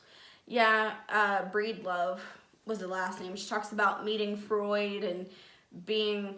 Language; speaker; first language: English; native; English